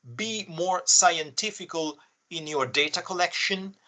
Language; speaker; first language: English; non-native, fluent; Italian